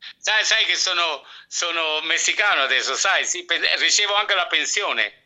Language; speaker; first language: Italian; native; Italian